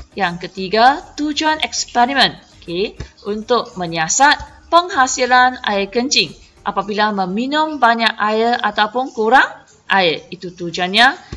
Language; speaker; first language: Malay; non-native, local second language; Chinese